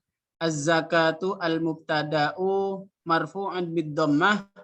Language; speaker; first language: Arabic; non-native, learner; Indonesian